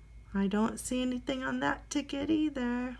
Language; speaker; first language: English; native; English